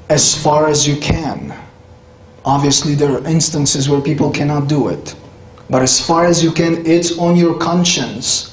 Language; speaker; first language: English; non-native, fluent; Polish